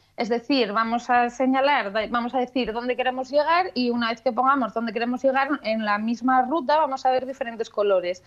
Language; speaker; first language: Spanish; native; Spanish